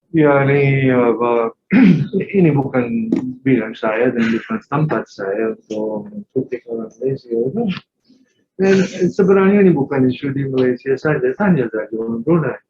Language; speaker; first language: Malay; non-native, fluent; English